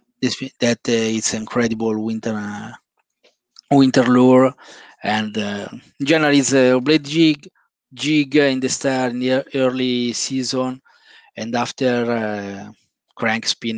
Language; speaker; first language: English; non-native, fluent; Italian